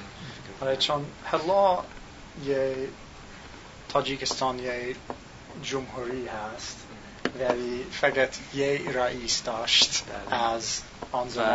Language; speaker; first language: Persian; non-native, learner; English